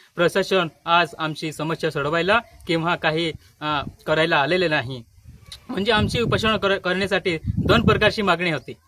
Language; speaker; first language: Marathi; non-native, local second language; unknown